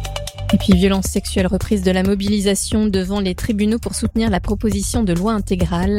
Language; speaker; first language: French; native; French